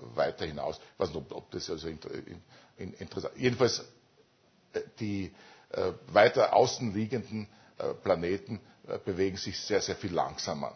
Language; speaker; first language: German; native; German